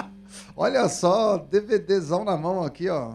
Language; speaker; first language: Portuguese; native; Portuguese